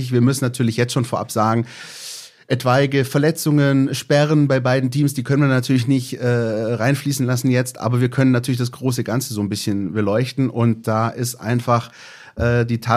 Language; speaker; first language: German; native; German